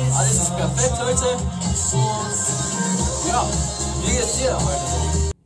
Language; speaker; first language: German; early bilingual, heritage; German